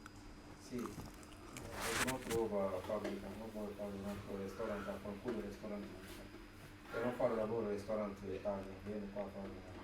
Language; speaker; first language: Italian; non-native, learner; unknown